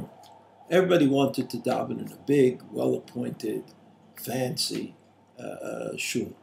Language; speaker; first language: English; native; English